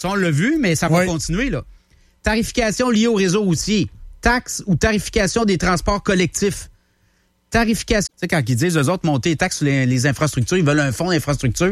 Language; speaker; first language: French; native; French